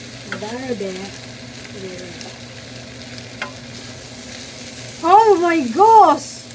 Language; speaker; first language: Japanese; non-native, learner; Cebuano